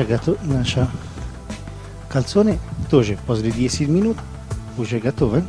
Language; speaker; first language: Russian; non-native, learner; Italian